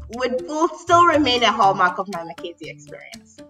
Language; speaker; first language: English; non-native, local second language; Akan